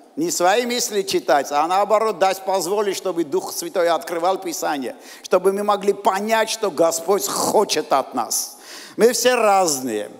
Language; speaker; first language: Russian; non-native, local second language; Armenian